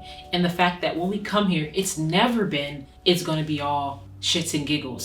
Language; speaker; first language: English; native; English